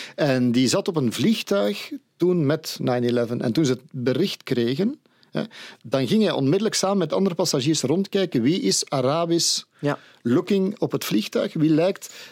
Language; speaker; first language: Dutch; native; Dutch